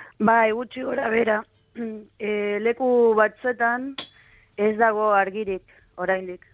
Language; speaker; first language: Basque; non-native, fluent; Spanish